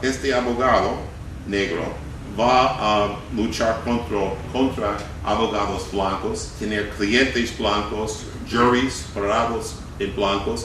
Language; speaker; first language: Spanish; non-native, fluent; English